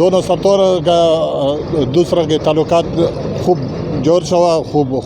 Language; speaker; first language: Hindi; non-native, learner; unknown